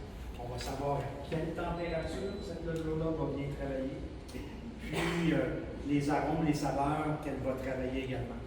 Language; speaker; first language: French; native; French